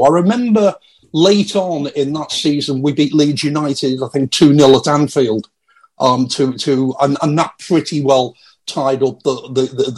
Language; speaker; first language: English; native; English